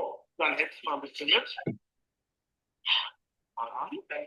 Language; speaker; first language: German; native; German